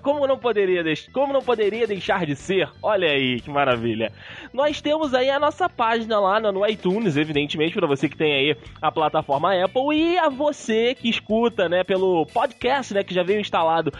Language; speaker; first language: Portuguese; native; Portuguese